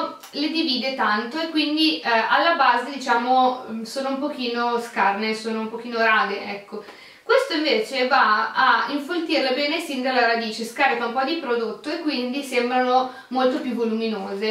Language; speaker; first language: Italian; native; Italian